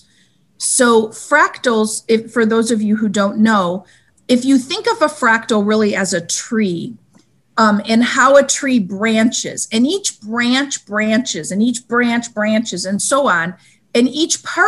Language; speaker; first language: English; native; English